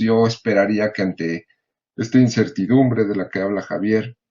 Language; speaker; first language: Spanish; native; Spanish